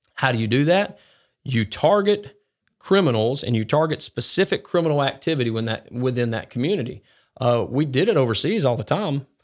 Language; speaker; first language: English; native; English